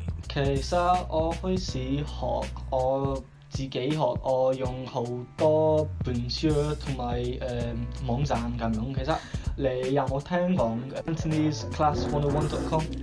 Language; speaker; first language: Cantonese; non-native, learner; English